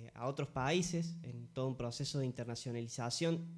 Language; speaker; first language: Spanish; native; Spanish